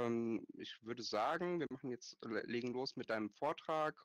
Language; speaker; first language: German; native; German